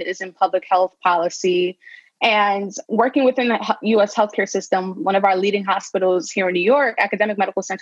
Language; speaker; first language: English; native; English